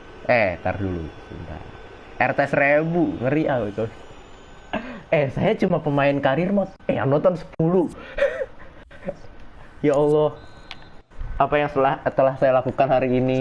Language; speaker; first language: Indonesian; native; Indonesian